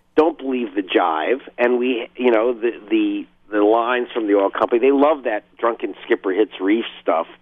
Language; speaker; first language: English; native; English